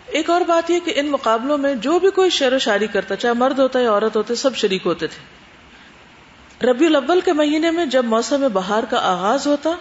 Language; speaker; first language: Urdu; native; Urdu